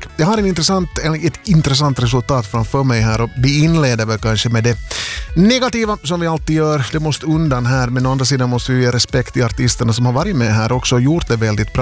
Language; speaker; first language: Swedish; native; Swedish